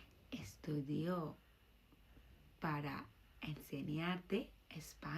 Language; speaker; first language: Spanish; non-native, fluent; Bangla